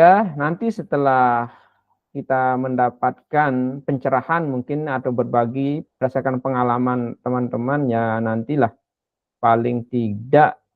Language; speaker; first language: Indonesian; non-native, local second language; Sasak